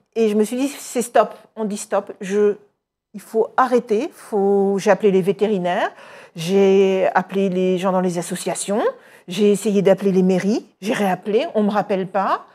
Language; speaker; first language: French; native; French